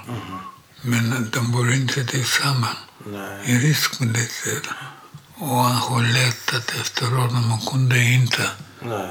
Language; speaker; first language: Swedish; non-native, learner; Polish